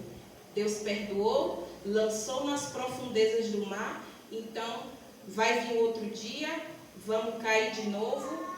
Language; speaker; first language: Portuguese; native; Portuguese